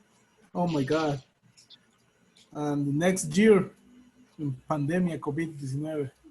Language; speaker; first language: English; non-native, learner; Spanish